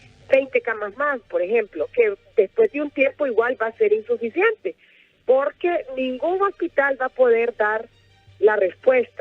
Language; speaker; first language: Spanish; native; Spanish